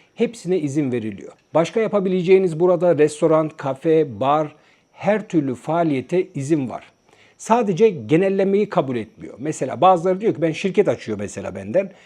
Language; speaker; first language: Turkish; native; Turkish